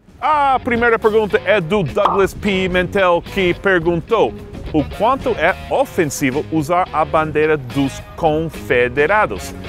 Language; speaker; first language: Portuguese; non-native, fluent; English